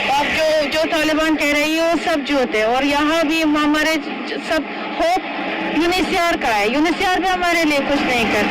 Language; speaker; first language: Hindi; non-native, learner; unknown